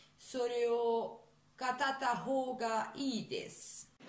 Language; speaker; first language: Japanese; non-native, learner; Serbian